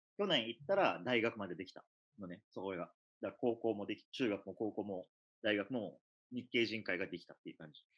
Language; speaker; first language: Japanese; early bilingual, other home language; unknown